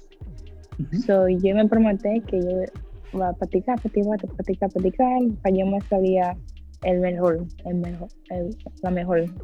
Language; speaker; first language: Spanish; early bilingual, heritage; English